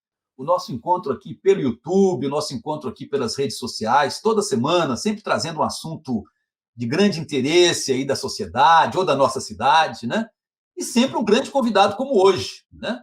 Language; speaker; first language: Portuguese; native; Portuguese